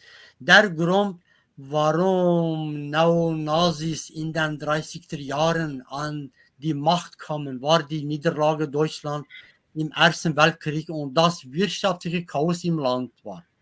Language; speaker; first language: German; non-native, learner; Kurdish